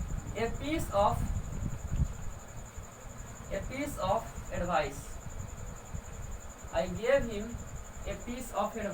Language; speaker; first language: English; non-native, local second language; Hindi